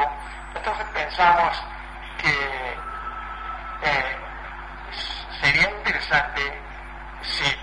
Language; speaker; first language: Spanish; non-native, fluent; Chinese